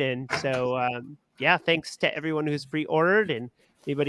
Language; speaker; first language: English; native; English